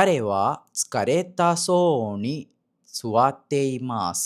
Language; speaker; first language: Japanese; non-native, learner; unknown